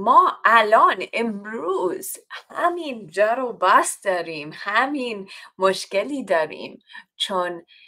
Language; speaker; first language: Persian; non-native, fluent; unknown